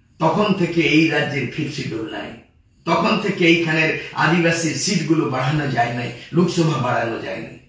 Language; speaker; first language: Bangla; non-native, local second language; Santali